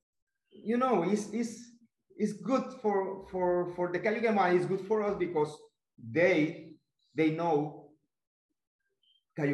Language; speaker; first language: English; non-native, learner; Spanish